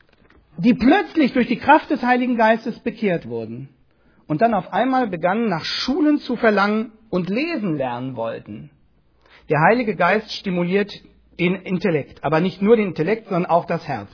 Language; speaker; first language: German; native; German